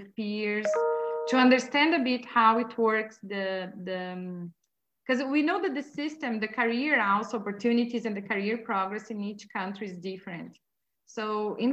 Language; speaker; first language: English; non-native, fluent; Portuguese